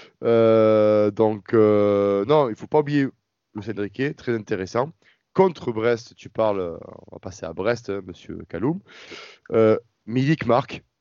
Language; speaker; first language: French; native; French